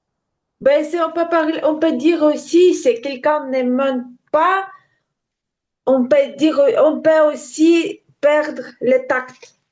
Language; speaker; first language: French; non-native, learner; Ukrainian